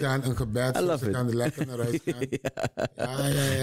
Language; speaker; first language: Dutch; non-native, learner; Papiamento